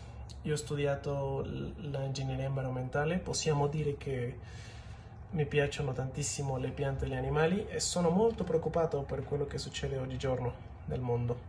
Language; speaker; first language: Italian; non-native, learner; Spanish